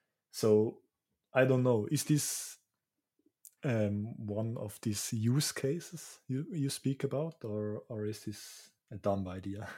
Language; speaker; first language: English; non-native, fluent; Swiss German